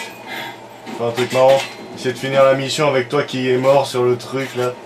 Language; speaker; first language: French; native; French